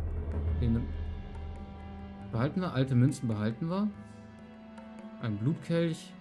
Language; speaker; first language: German; native; German